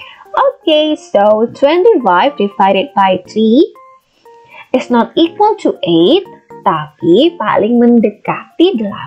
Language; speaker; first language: English; non-native, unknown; Indonesian